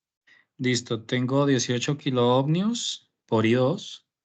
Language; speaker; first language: Spanish; native; Spanish